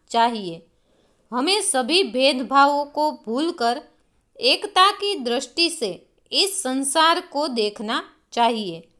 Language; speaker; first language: Hindi; non-native, local second language; Gujarati